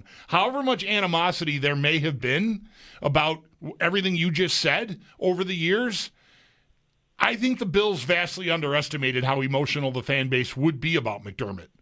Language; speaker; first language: English; native; English